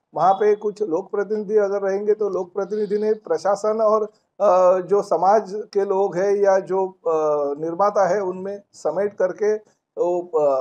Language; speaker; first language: Hindi; non-native, local second language; Marathi